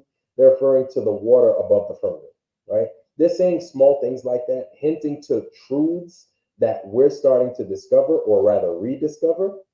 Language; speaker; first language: English; native; English